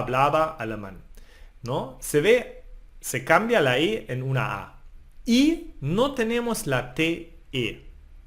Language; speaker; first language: Spanish; non-native, fluent; German